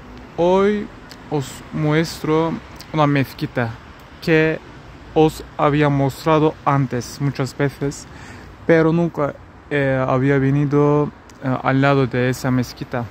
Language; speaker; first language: Spanish; non-native, fluent; Turkish